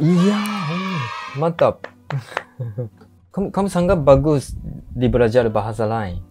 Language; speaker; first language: Indonesian; non-native, fluent; Japanese